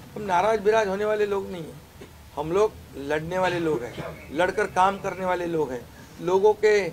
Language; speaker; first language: Hindi; non-native, local second language; Marathi